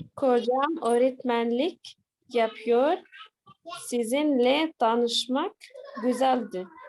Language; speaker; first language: Turkish; non-native, learner; Arabic